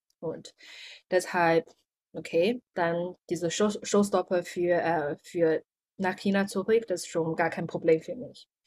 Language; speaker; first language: German; non-native, learner; Chinese